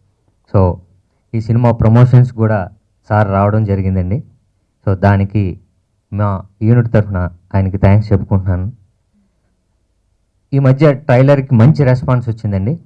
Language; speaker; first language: Telugu; native; Telugu